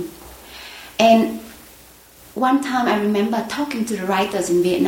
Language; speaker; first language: English; non-native, fluent; Vietnamese